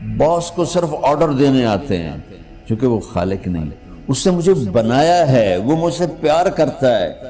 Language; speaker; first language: Urdu; non-native, local second language; Punjabi